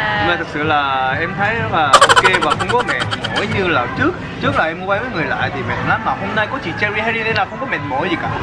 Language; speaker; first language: Vietnamese; native; Vietnamese